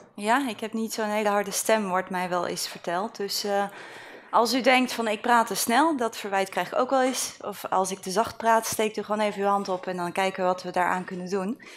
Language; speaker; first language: Dutch; native; Dutch